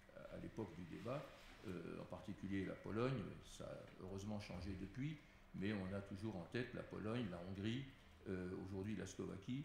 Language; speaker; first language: French; native; French